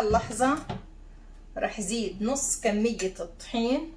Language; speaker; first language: Arabic; native; Arabic